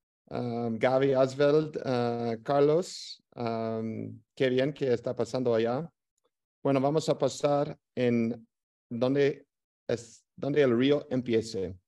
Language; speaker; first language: Spanish; non-native, learner; English